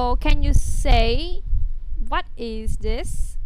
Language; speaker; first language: English; non-native, fluent; Vietnamese